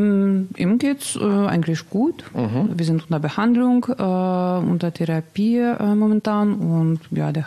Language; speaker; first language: German; non-native, learner; Russian